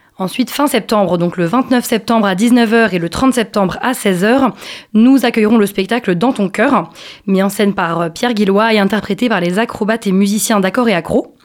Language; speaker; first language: French; native; French